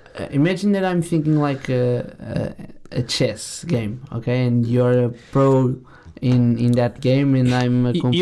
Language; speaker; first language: English; non-native, fluent; Portuguese